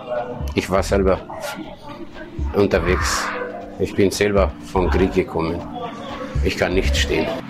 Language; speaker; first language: German; non-native, learner; Kurdish